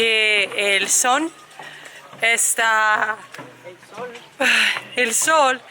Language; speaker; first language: Spanish; non-native, learner; Serbian